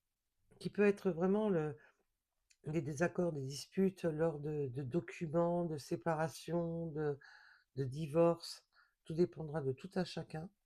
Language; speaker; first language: French; native; French